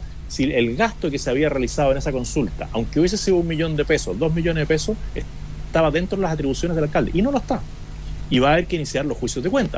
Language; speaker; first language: Spanish; native; Spanish